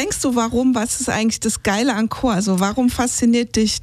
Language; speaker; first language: German; native; German